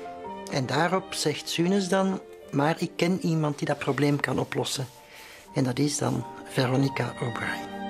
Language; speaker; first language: Dutch; native; Dutch